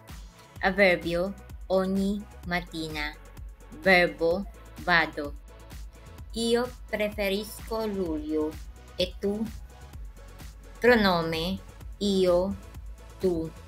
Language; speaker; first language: Italian; non-native, fluent; Filipino